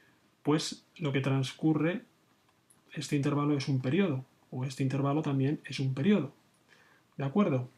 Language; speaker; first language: Spanish; native; Spanish